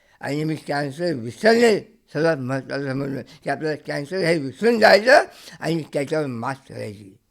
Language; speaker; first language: Marathi; native; Marathi